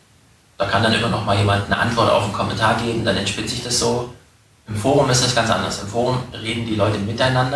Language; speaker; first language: German; native; German